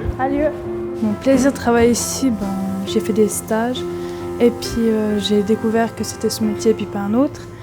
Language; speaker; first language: French; native; French